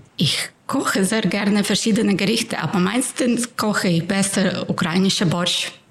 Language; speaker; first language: German; non-native, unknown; Ukrainian